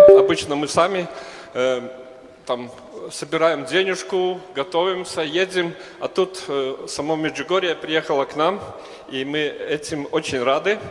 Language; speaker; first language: Russian; non-native, local second language; Latvian